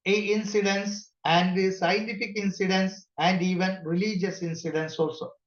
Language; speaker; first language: English; non-native, local second language; Malayalam